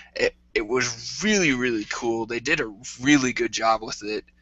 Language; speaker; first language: English; native; English